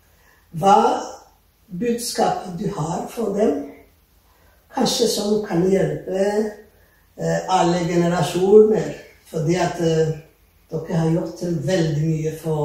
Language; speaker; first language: Norwegian; non-native, fluent; Rundi